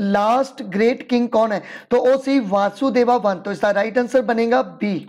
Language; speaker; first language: Hindi; non-native, local second language; Punjabi